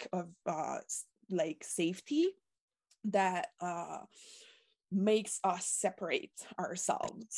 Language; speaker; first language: English; non-native, fluent; French